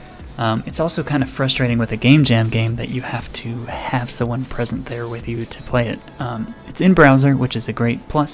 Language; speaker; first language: English; native; English